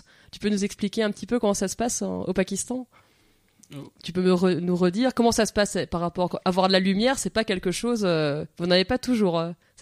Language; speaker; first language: French; native; French